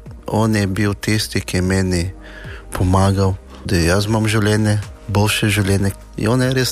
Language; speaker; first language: Slovenian; non-native, learner; Portuguese